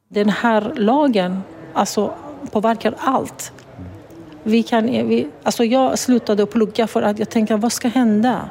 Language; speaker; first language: Swedish; non-native, learner; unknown